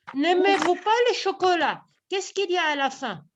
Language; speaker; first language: French; non-native, local second language; Arabic